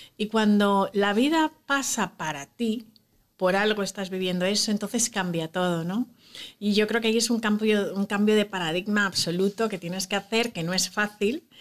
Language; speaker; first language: Spanish; native; Spanish